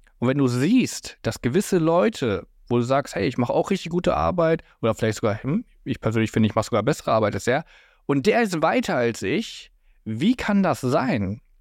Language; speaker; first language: German; native; German